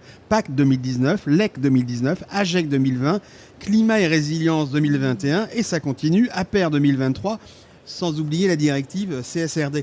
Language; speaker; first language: French; native; French